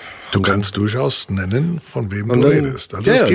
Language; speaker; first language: German; native; German